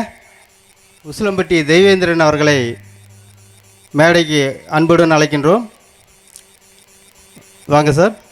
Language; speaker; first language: Tamil; native; Tamil